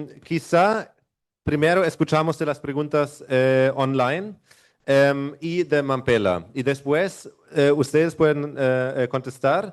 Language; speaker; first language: Spanish; non-native, fluent; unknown